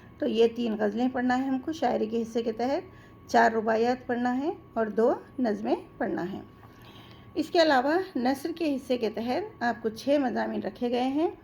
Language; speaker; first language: Urdu; native; Urdu